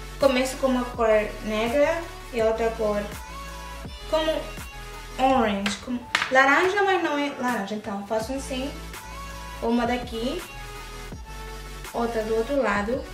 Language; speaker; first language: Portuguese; early bilingual, heritage; English